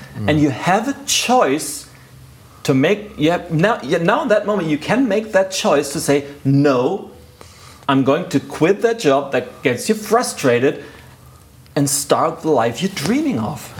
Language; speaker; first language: English; non-native, fluent; German